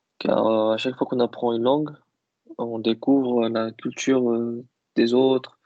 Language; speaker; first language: French; non-native, local second language; Kabyle